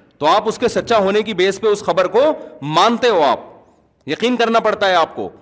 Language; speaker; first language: Urdu; native; Urdu